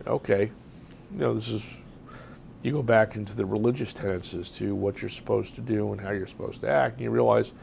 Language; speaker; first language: English; native; English